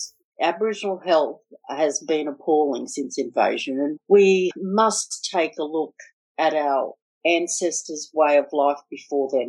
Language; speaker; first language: English; native; English